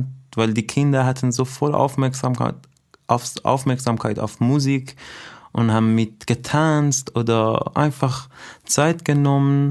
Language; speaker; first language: German; non-native, fluent; Persian